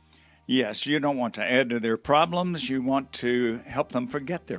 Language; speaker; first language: English; native; English